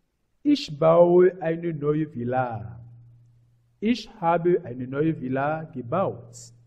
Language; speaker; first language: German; non-native, learner; French